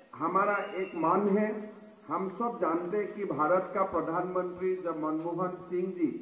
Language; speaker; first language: Hindi; non-native, local second language; Assamese